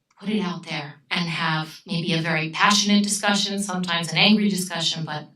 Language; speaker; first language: English; early bilingual, other home language; Romanian